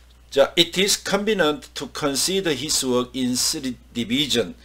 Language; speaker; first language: English; non-native, fluent; Korean